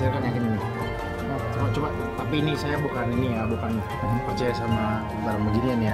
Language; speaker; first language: Indonesian; native; Indonesian